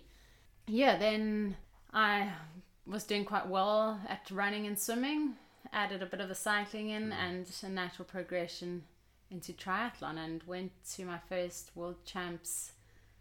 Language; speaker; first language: English; native; English